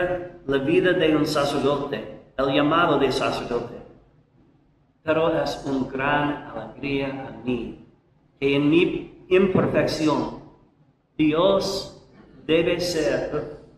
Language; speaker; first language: Spanish; non-native, learner; English